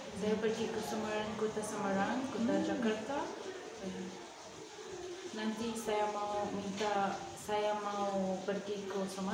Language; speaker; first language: Indonesian; non-native, learner; Arabic